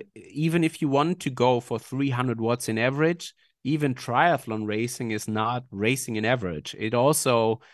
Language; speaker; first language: English; non-native, fluent; German